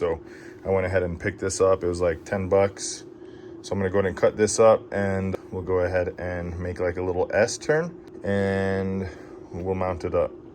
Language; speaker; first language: English; native; English